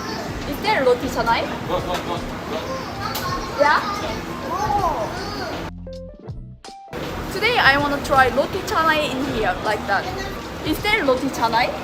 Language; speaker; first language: English; non-native, learner; Japanese